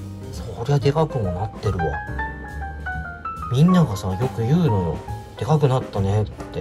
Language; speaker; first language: Japanese; native; Japanese